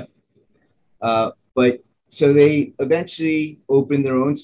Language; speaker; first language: English; native; English